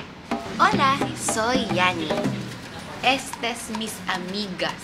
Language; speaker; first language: Spanish; non-native, learner; Filipino